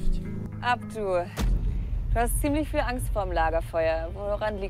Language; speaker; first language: German; native; German